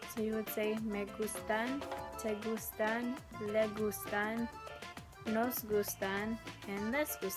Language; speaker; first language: Spanish; non-native, learner; English